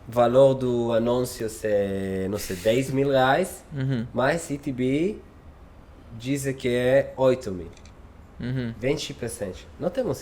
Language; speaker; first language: Portuguese; non-native, learner; Hebrew